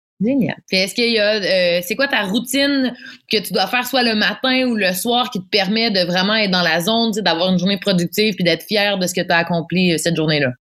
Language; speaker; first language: French; native; French